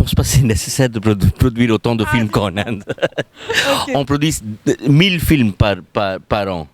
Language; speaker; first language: French; non-native, fluent; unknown